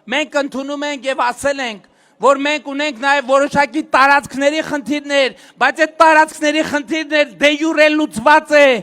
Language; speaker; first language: Armenian; native; Armenian